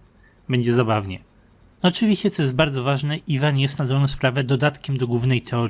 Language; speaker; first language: Polish; native; Polish